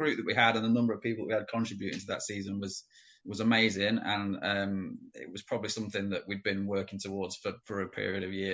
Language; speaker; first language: English; native; English